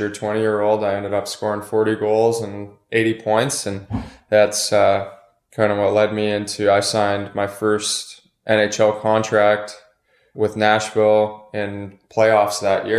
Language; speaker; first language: English; native; English